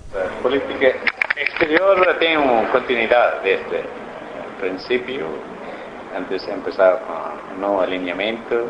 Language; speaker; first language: Spanish; non-native, learner; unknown